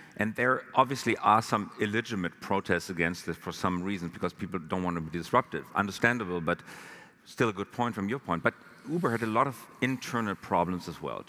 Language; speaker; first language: English; non-native, fluent; German